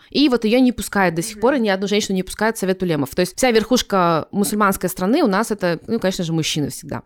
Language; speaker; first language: Russian; native; Russian